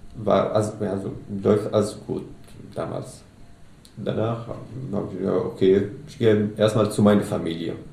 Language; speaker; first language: German; non-native, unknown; Arabic